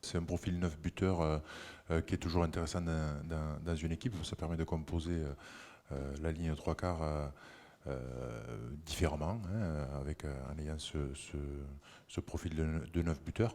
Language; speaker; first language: French; native; French